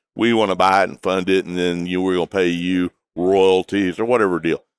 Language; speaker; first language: English; native; English